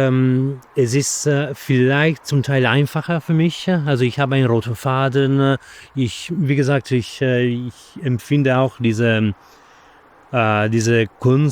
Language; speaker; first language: German; non-native, fluent; Italian